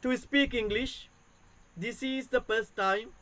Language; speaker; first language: English; non-native, local second language; Sinhala